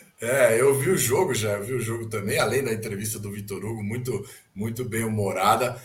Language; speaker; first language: Portuguese; native; Portuguese